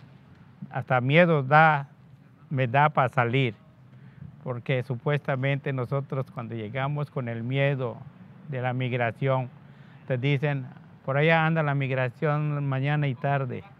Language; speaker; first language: Spanish; non-native, local second language; Yucateco